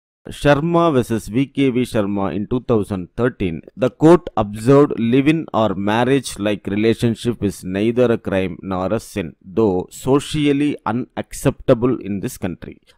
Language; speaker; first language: English; non-native, local second language; Tamil